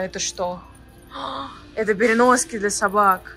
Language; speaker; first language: Russian; native; Russian